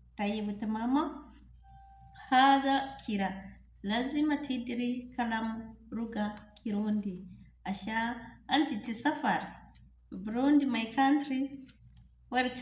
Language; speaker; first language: Arabic; non-native, learner; Rundi